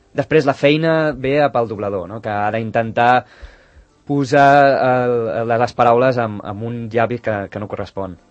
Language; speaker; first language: Catalan; native; Catalan